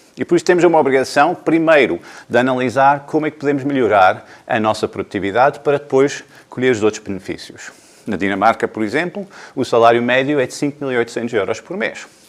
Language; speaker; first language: Portuguese; non-native, fluent; English